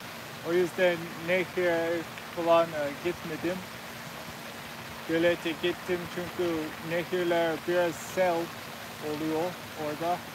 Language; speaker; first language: Turkish; non-native, learner; English